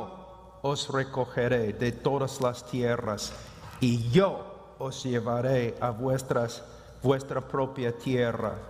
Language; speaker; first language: Spanish; non-native, fluent; English